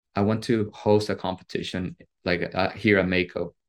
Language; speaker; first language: English; non-native, fluent; Spanish